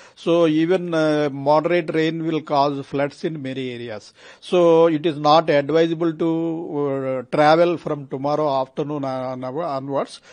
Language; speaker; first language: English; non-native, local second language; Telugu